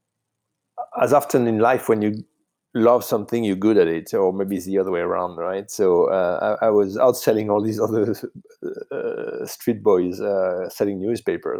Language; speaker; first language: English; non-native, fluent; French